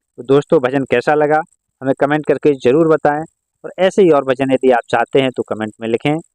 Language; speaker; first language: Hindi; native; Hindi